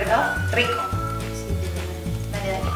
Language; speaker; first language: Spanish; native; Spanish